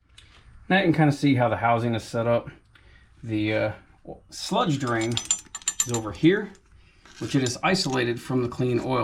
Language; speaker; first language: English; native; English